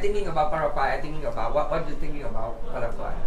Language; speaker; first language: English; non-native, learner; Thai